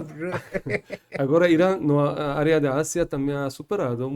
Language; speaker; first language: Portuguese; non-native, learner; Persian